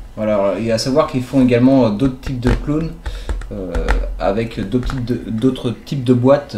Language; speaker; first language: French; native; French